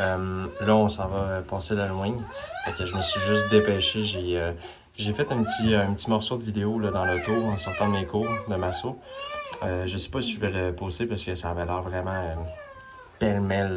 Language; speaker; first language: French; native; French